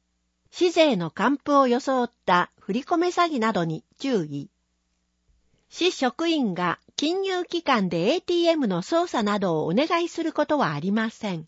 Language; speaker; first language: Japanese; native; Japanese